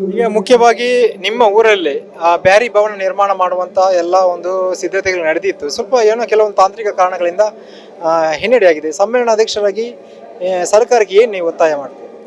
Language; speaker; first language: Kannada; non-native, local second language; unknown